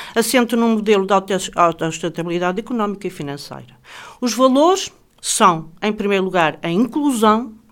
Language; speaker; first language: Portuguese; native; Portuguese